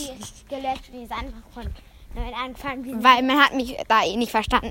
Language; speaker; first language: German; native; German